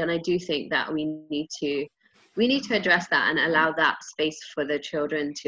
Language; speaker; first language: English; native; English